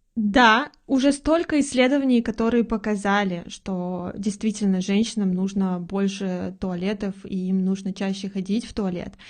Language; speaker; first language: Russian; native; Russian